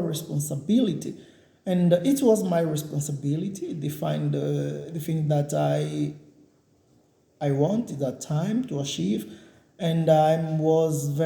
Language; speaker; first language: English; non-native, learner; Portuguese